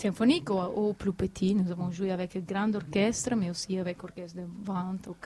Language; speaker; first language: French; non-native, learner; Italian